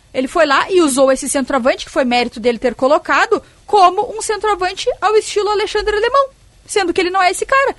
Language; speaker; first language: Portuguese; native; Portuguese